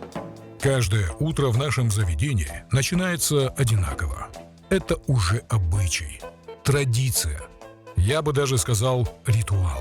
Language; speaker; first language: Russian; native; Russian